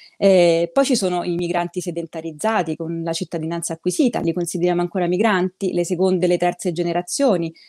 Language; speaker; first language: Italian; native; Italian